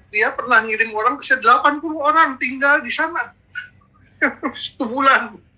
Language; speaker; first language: Indonesian; native; Indonesian